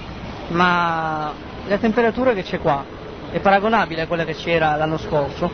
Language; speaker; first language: Italian; native; Italian